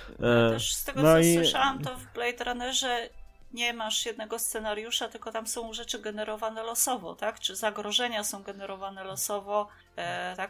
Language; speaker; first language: Polish; native; Polish